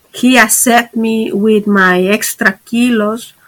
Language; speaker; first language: English; non-native, fluent; Spanish